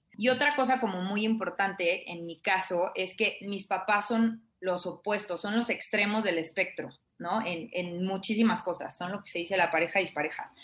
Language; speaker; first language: Spanish; native; Spanish